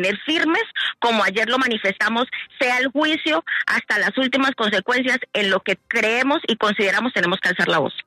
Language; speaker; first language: Spanish; native; Spanish